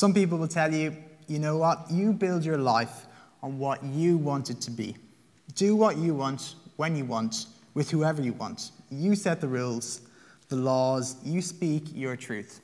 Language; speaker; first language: English; native; English